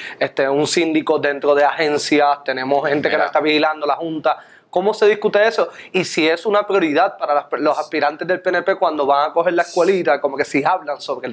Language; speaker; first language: Spanish; native; Spanish